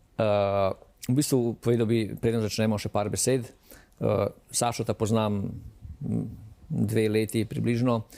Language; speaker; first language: Slovenian; native; Slovenian